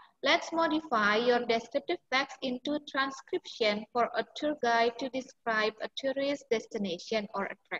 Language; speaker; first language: English; non-native, fluent; Indonesian